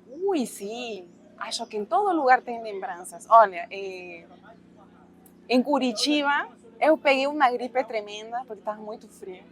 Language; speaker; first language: Portuguese; non-native, fluent; Spanish